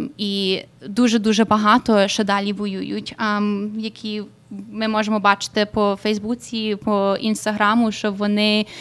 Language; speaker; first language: Ukrainian; early bilingual, heritage; Ukrainian